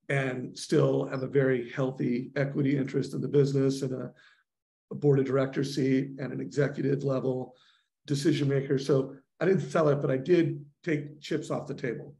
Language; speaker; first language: English; native; English